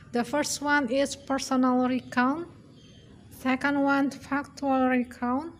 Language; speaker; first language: English; non-native, fluent; Indonesian